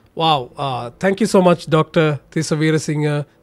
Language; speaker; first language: English; non-native, local second language; Sinhala